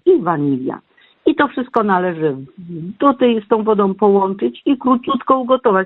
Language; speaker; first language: Polish; native; Polish